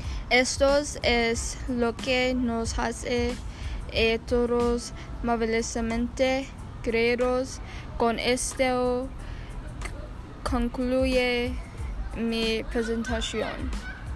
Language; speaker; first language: Spanish; non-native, learner; English